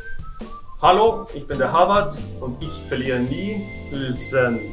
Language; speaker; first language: German; non-native, fluent; Norwegian